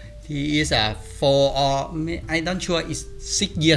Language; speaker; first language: English; non-native, learner; Thai